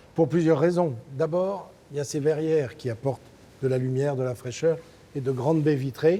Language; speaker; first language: French; native; French